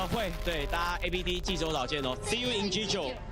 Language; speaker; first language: Chinese; native; Chinese